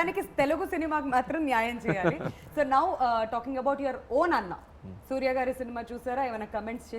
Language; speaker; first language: Telugu; native; Telugu